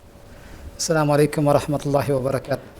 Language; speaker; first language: Arabic; non-native, fluent; Indonesian